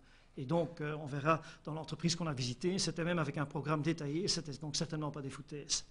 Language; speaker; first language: French; native; French